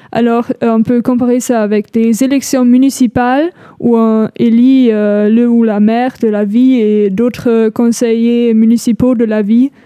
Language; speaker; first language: French; non-native, fluent; German